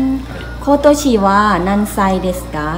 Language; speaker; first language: Japanese; non-native, learner; Thai